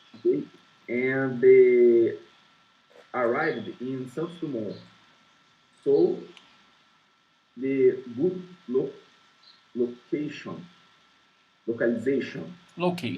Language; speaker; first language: English; non-native, learner; Portuguese